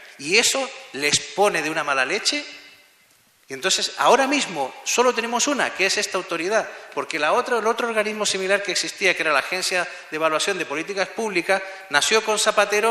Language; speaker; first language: Spanish; native; Spanish